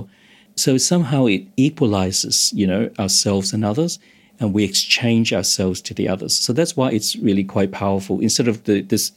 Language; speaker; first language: English; non-native, local second language; Cantonese